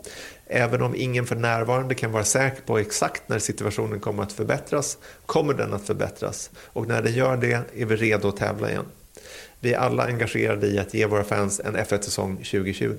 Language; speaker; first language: Swedish; native; Swedish